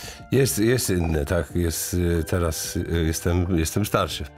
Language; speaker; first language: Polish; non-native, learner; English